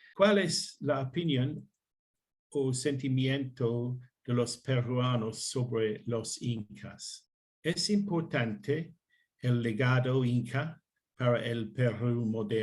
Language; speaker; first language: Spanish; non-native, learner; English